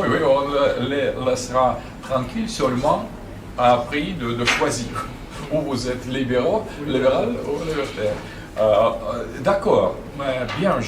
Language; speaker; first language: French; non-native, fluent; Russian